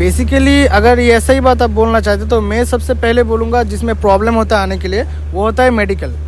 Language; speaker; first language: Hindi; non-native, local second language; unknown